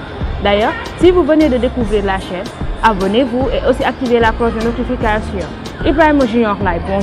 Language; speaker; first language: French; non-native, local second language; Wolof